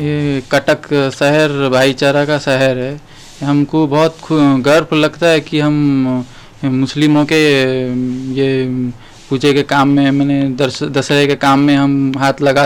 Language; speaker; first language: Hindi; non-native, local second language; Odia